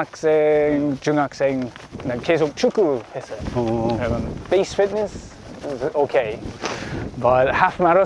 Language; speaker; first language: Korean; non-native, learner; English